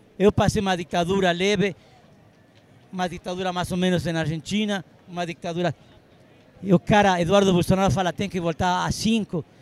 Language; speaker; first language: Portuguese; non-native, fluent; Arabic